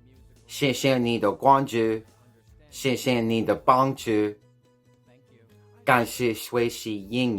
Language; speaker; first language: Chinese; non-native, learner; English